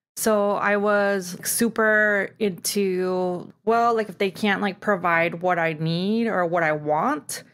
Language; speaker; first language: English; early bilingual, other home language; Spanish